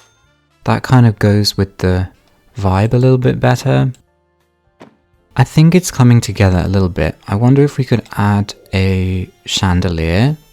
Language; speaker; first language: English; native; English